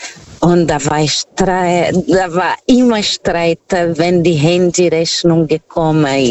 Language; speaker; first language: German; non-native, fluent; Portuguese